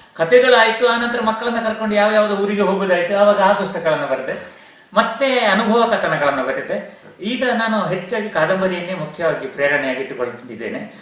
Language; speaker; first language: Kannada; native; Kannada